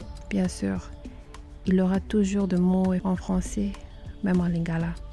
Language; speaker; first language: French; non-native, learner; English